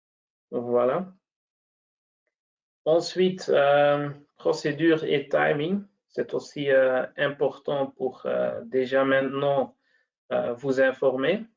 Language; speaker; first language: French; non-native, local second language; Dutch